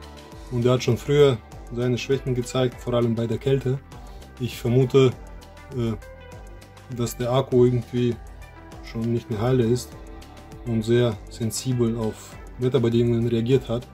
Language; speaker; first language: German; non-native, fluent; Russian